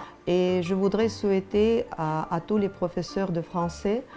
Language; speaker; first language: French; non-native, fluent; Russian